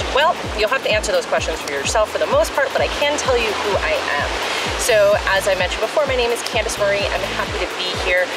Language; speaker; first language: English; native; English